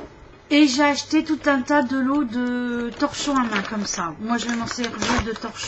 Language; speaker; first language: French; native; French